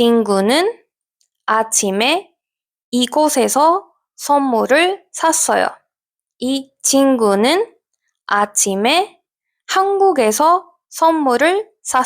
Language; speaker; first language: Korean; non-native, fluent; Spanish